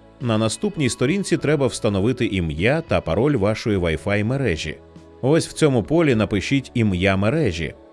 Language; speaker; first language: Ukrainian; native; Ukrainian